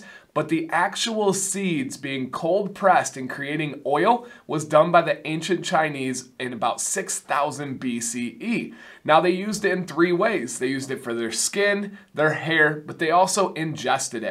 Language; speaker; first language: English; native; English